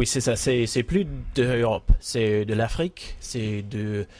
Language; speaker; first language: French; non-native, learner; English